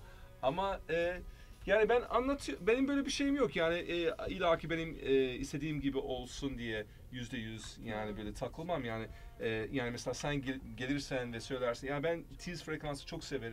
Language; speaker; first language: Turkish; early bilingual, heritage; Turkish